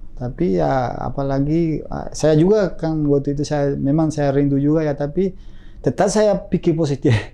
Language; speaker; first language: Indonesian; non-native, fluent; Spanish